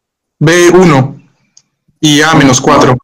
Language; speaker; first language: Spanish; native; Spanish